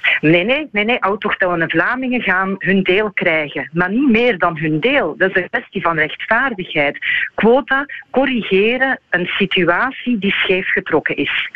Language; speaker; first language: Dutch; native; Dutch